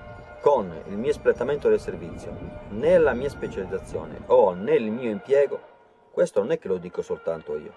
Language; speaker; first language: Italian; native; Italian